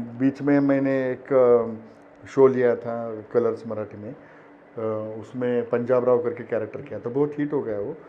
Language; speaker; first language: Hindi; non-native, local second language; Marathi